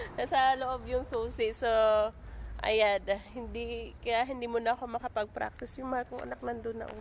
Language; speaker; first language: Filipino; native; Filipino